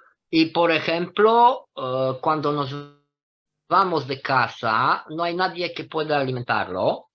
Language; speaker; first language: Spanish; non-native, fluent; Romanian